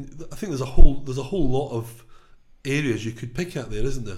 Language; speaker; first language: English; native; English